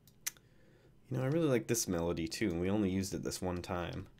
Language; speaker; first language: English; native; English